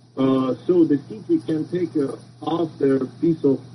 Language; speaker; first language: English; non-native, learner; Russian